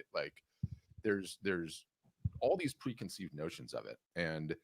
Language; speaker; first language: English; native; English